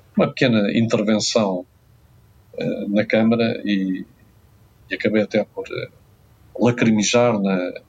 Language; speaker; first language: Portuguese; native; Portuguese